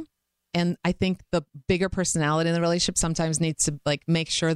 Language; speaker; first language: English; non-native, fluent; Croatian